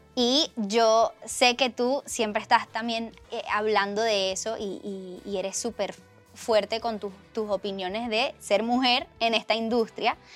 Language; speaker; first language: Spanish; early bilingual, heritage; Spanish